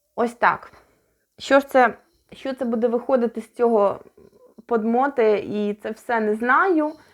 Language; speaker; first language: Ukrainian; non-native, local second language; Russian